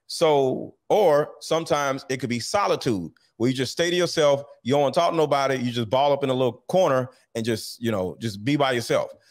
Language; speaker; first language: English; native; English